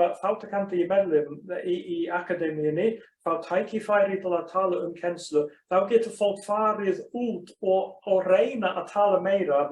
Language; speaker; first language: Icelandic; non-native, fluent; English